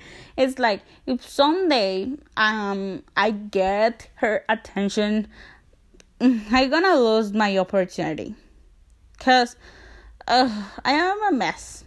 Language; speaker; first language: English; non-native, learner; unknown